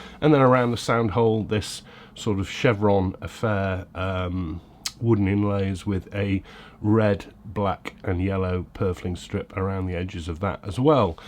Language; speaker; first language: English; native; English